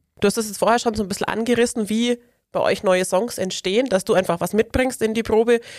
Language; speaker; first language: German; native; German